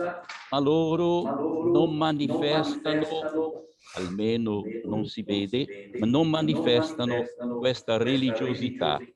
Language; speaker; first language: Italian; non-native, fluent; Portuguese